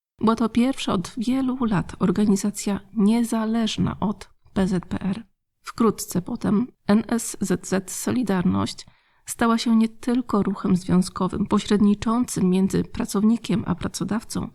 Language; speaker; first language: Polish; native; Polish